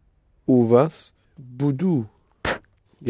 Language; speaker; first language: Russian; non-native, learner; English